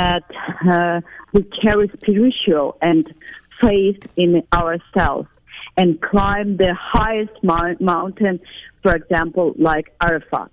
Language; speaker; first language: English; non-native, fluent; Ukrainian